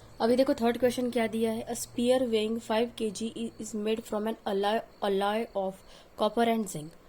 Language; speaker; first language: Hindi; non-native, local second language; Marathi